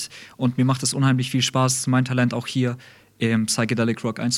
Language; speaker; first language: German; early bilingual, other home language; Russian